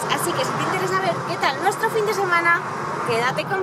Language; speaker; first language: Spanish; native; Spanish